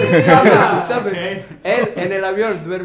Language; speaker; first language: Spanish; non-native, fluent; Italian